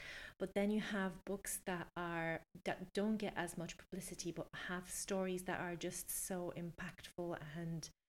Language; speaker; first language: English; non-native, fluent; Polish